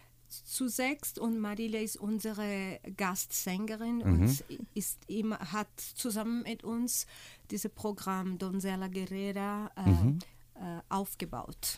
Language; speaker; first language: German; non-native, fluent; Portuguese